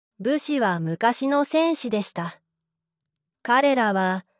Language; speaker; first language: Japanese; native; Japanese